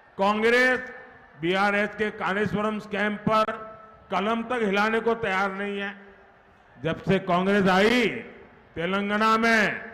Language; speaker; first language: Hindi; non-native, local second language; Gujarati